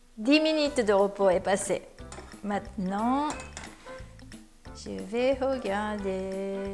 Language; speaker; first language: French; non-native, learner; Japanese